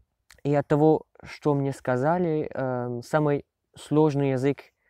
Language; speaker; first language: Russian; non-native, learner; French